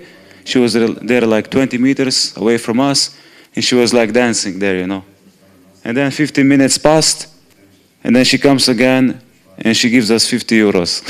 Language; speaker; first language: English; non-native, fluent; Slovenian